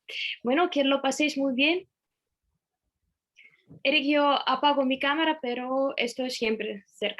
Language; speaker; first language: Spanish; non-native, fluent; Russian